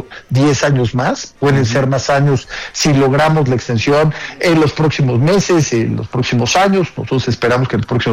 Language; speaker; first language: Spanish; native; Spanish